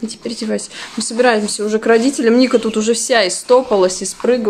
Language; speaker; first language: Russian; native; Russian